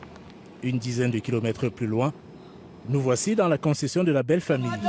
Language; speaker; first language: French; native; French